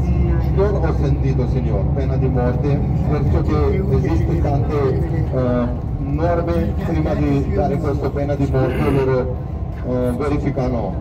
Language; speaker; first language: Italian; non-native, fluent; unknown